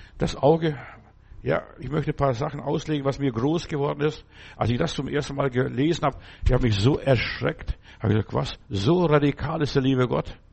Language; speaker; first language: German; non-native, fluent; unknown